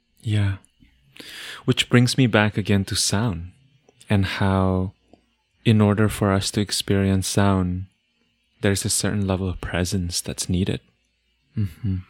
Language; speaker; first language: English; non-native, fluent; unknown